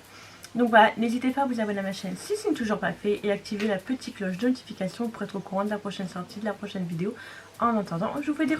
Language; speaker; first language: French; native; French